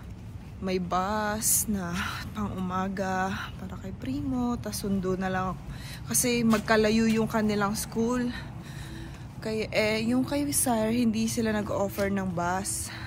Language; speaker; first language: Filipino; native; Filipino